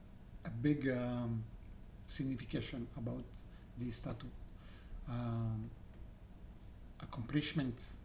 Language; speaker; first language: English; non-native, learner; French